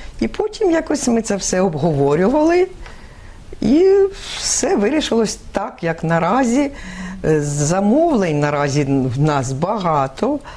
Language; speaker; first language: Ukrainian; native; Ukrainian